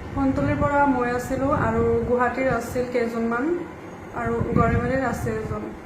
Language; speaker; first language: Assamese; native; Assamese